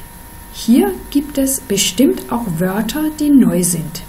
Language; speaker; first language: German; non-native, fluent; Danish